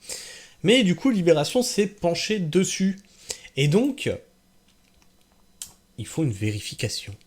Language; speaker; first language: French; native; French